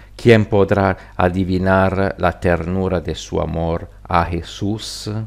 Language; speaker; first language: Spanish; non-native, learner; Italian